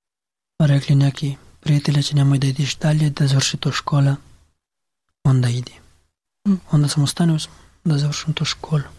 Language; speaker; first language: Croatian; non-native, learner; Pashto